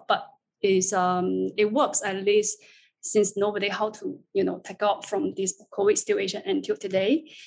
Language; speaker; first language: English; non-native, fluent; Chinese